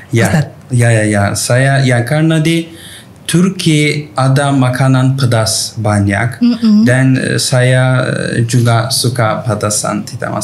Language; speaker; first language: Indonesian; non-native, learner; Turkish